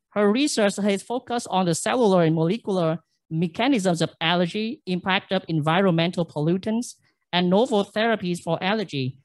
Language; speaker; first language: English; non-native, fluent; Vietnamese